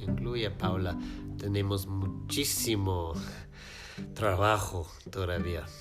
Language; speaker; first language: Spanish; non-native, fluent; English